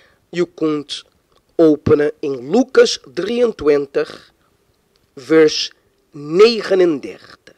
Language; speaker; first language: Dutch; non-native, fluent; Portuguese